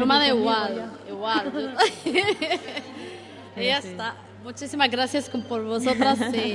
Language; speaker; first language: Spanish; non-native, learner; Arabic